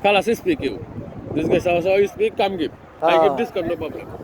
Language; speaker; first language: English; non-native, learner; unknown